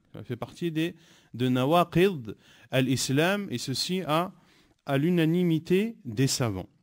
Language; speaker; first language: French; native; French